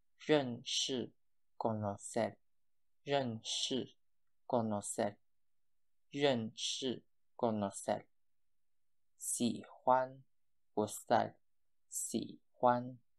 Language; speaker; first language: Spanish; non-native, fluent; Chinese